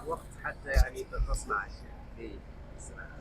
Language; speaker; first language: Arabic; non-native, fluent; Tamasheq